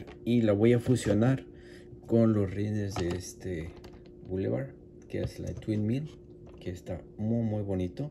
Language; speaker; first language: Spanish; native; Spanish